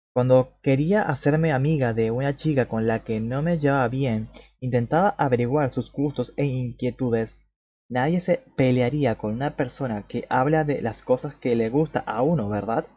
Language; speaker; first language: Spanish; native; Spanish